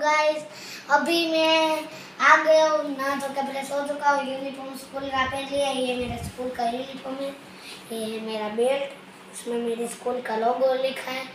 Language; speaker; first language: Hindi; non-native, local second language; Gujarati